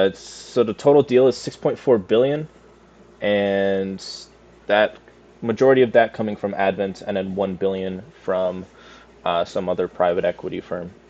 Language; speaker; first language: English; native; English